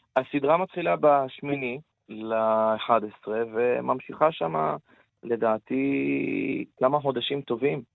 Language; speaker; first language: Hebrew; early bilingual, other home language; Arabic